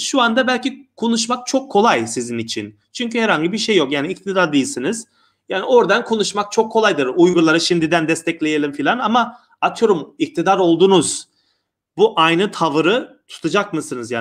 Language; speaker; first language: Turkish; non-native, fluent; Uyghur